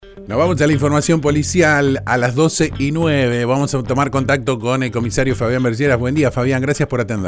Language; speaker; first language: Spanish; native; Spanish